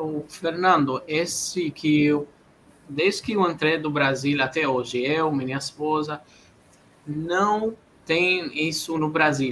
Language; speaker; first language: Portuguese; non-native, fluent; Arabic